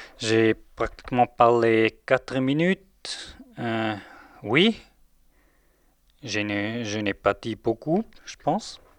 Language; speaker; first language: French; non-native, local second language; German